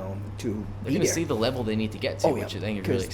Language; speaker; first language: English; native; English